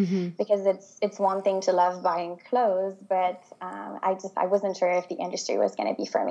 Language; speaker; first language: English; non-native, fluent; French